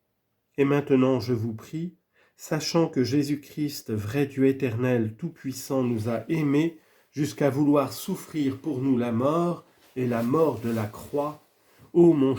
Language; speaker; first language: French; native; French